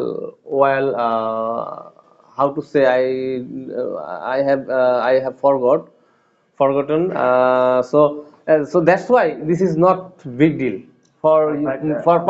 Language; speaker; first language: English; non-native, learner; Bangla